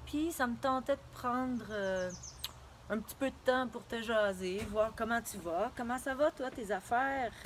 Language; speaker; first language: French; native; French